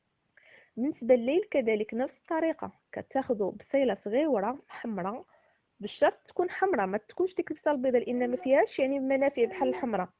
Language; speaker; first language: Arabic; native; Arabic